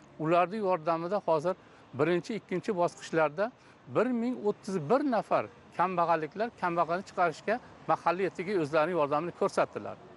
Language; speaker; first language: Uzbek; native; Uzbek